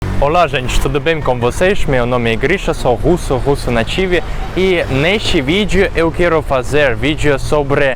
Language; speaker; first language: Portuguese; non-native, fluent; Russian